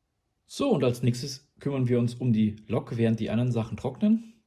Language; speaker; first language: German; native; German